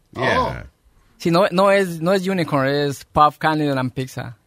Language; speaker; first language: Spanish; native; Spanish